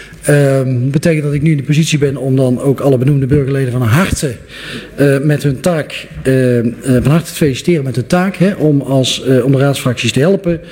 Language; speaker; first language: Dutch; native; Dutch